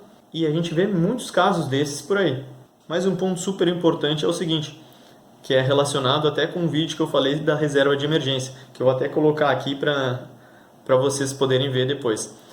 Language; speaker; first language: Portuguese; native; Portuguese